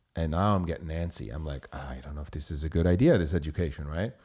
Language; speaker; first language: English; non-native, fluent; German